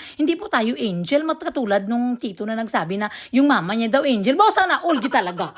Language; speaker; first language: Filipino; non-native, local second language; Hiligaynon